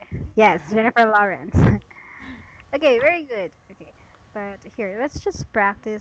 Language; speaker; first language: English; non-native, fluent; Cebuano